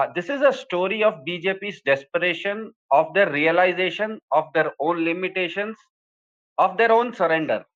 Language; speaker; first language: English; non-native, local second language; Hindi